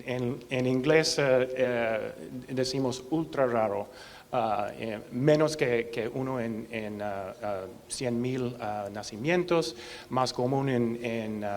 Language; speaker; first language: Spanish; non-native, learner; English